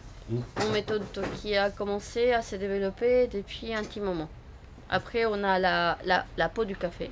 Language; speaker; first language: French; non-native, fluent; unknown